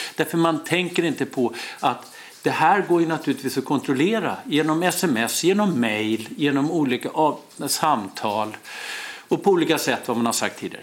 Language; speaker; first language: Swedish; native; Swedish